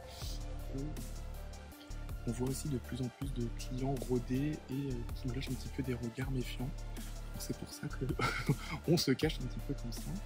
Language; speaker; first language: French; native; French